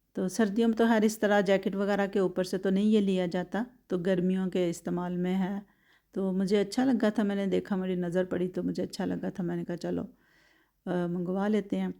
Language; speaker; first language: Urdu; native; Urdu